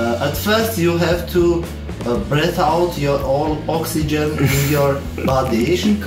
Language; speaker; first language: English; non-native, learner; Armenian